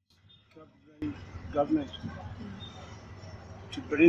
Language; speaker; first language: English; non-native, local second language; Hausa